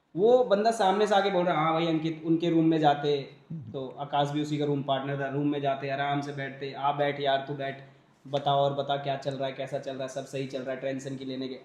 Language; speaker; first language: Hindi; native; Hindi